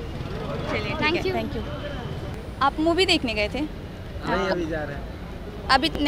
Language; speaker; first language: Hindi; native; Hindi